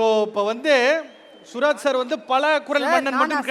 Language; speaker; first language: Tamil; native; Tamil